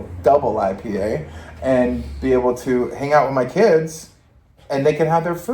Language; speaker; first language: English; native; English